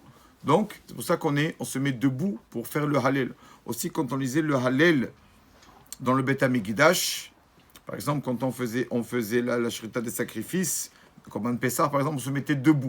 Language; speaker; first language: French; native; French